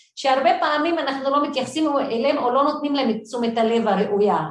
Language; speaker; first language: Hebrew; non-native, local second language; Arabic